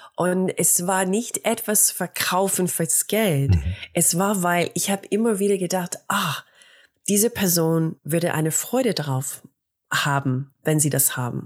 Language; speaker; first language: German; non-native, fluent; English